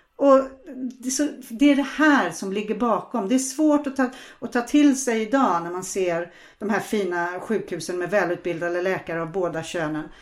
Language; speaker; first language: Swedish; non-native, fluent; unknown